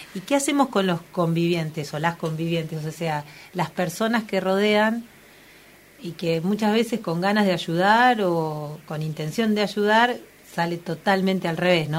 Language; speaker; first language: Spanish; native; Spanish